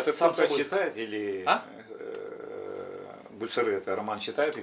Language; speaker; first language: Russian; non-native, local second language; Yakut